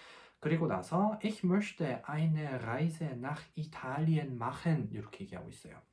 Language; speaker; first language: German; non-native, fluent; Korean